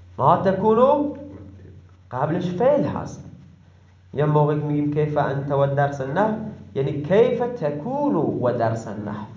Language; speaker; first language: Persian; non-native, local second language; Baluchi